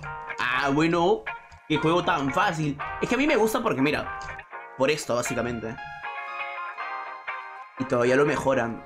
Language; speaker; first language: Spanish; native; Spanish